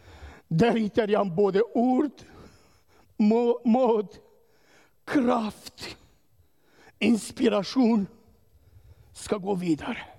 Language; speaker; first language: Swedish; non-native, learner; Romanian